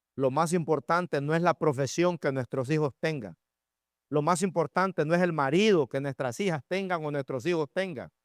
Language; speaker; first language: Spanish; native; Spanish